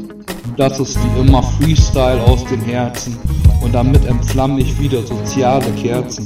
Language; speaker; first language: German; native; German